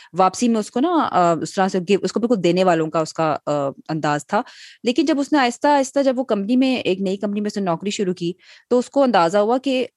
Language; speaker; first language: Urdu; native; Urdu